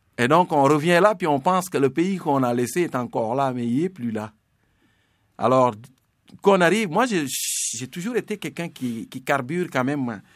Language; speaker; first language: French; non-native, local second language; Serer